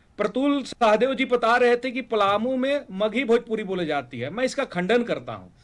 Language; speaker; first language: Hindi; native; Hindi